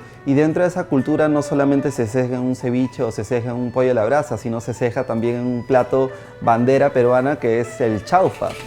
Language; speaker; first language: Spanish; native; Spanish